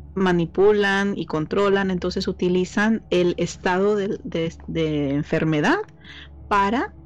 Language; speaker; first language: Spanish; native; Spanish